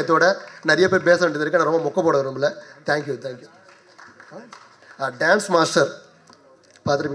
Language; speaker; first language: Tamil; native; Tamil